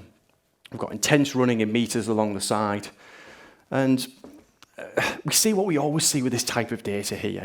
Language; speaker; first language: English; native; English